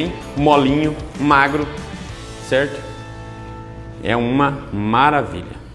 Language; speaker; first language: Portuguese; native; Portuguese